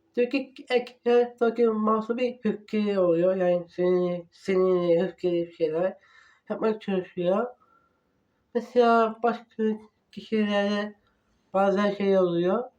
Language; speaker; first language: Turkish; non-native, learner; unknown